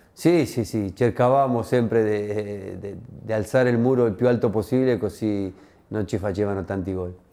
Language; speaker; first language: Italian; non-native, fluent; Spanish